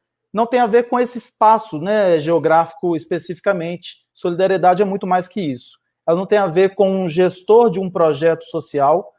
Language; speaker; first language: Portuguese; native; Portuguese